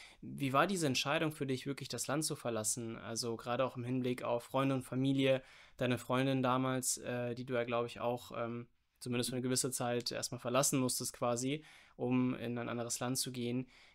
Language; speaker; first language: German; native; German